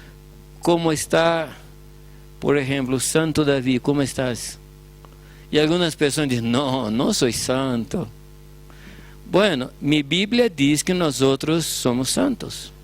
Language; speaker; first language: Spanish; non-native, fluent; Portuguese